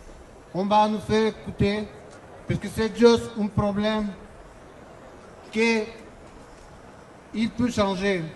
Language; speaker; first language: French; non-native, learner; Spanish